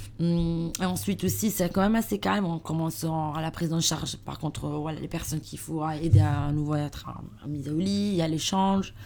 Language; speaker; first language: French; non-native, learner; Italian